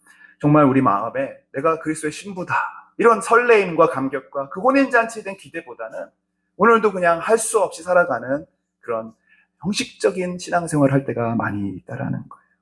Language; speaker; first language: Korean; native; Korean